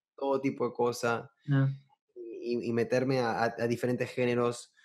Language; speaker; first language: Spanish; early bilingual, heritage; Spanish